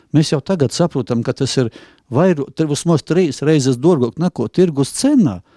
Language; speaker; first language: Latvian; non-native, local second language; Russian